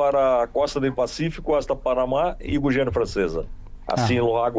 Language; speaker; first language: Spanish; non-native, learner; Portuguese